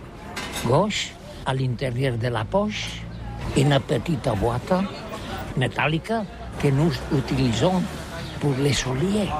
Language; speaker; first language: French; non-native, learner; Catalan